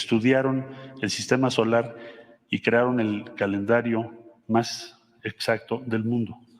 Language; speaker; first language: Spanish; native; Spanish